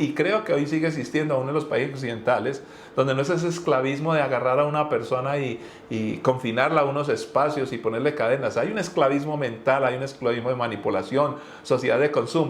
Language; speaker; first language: Spanish; native; Spanish